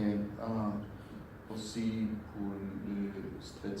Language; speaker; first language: French; non-native, learner; German